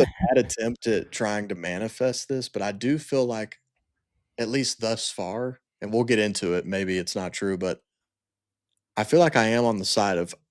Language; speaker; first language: English; native; English